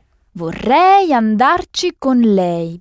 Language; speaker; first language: Italian; non-native, fluent; French